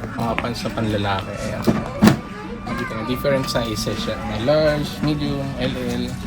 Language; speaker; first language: Filipino; native; Filipino